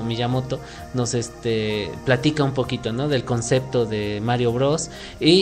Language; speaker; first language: Spanish; native; Spanish